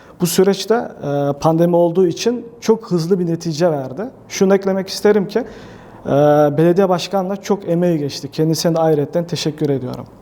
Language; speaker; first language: Turkish; early bilingual, heritage; Turkish